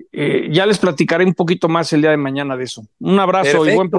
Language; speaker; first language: Spanish; native; Spanish